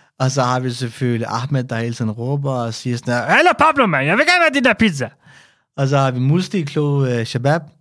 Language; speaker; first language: Danish; early bilingual, other home language; Persian